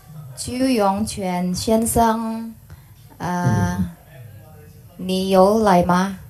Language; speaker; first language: Chinese; non-native, learner; Indonesian